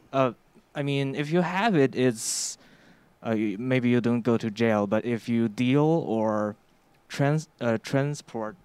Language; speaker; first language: English; non-native, fluent; Chinese